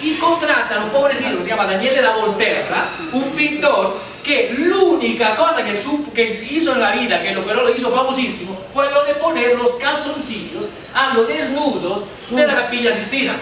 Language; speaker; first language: Spanish; non-native, fluent; Italian